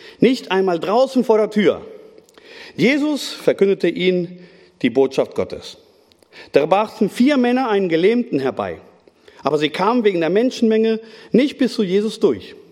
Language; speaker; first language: German; non-native, fluent; Spanish